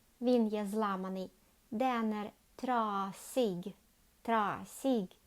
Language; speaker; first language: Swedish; non-native, learner; Ukrainian